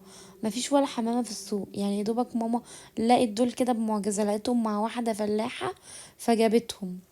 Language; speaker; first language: Arabic; native; Arabic